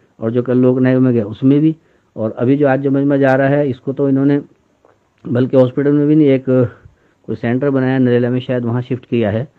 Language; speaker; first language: Urdu; native; Urdu